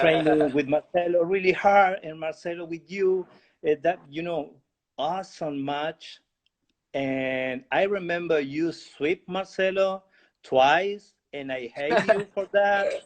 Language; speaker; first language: English; non-native, learner; Spanish